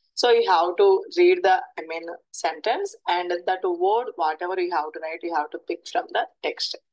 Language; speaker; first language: English; non-native, local second language; Telugu